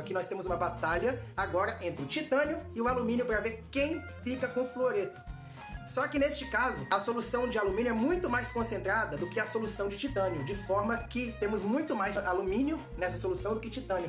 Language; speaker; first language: Portuguese; native; Portuguese